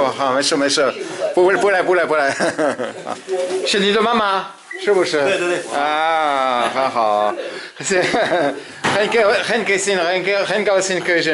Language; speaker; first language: Chinese; non-native, learner; French